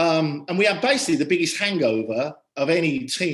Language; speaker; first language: English; native; English